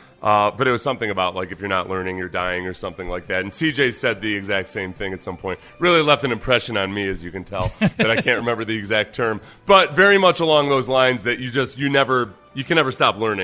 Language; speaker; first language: English; native; English